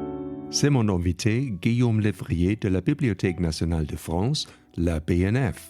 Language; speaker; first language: French; non-native, fluent; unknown